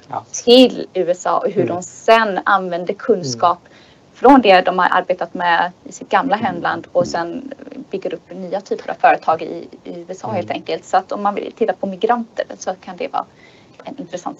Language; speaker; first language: Swedish; native; Swedish